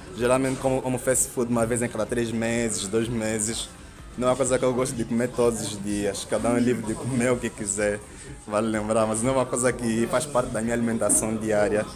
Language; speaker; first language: Portuguese; native; Portuguese